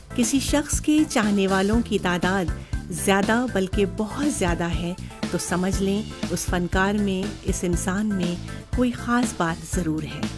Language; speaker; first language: Urdu; native; Urdu